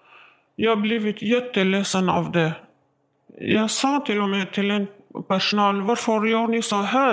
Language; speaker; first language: Swedish; non-native, learner; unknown